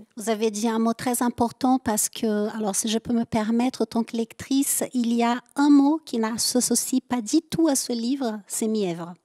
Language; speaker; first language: French; native; French